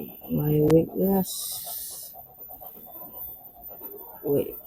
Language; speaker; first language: English; non-native, learner; Indonesian